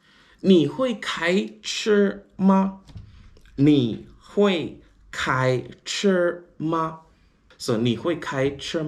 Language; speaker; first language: Chinese; non-native, learner; English